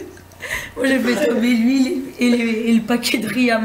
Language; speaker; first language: French; native; French